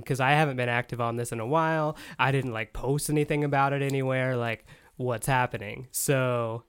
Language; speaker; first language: English; native; English